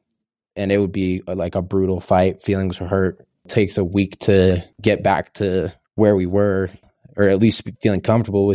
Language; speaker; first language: English; native; English